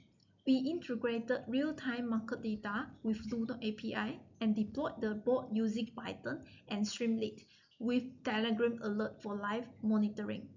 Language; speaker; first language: English; non-native, local second language; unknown